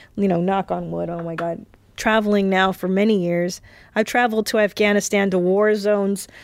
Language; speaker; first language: English; native; English